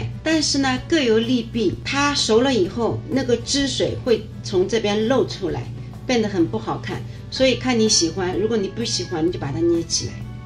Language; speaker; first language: Chinese; native; Chinese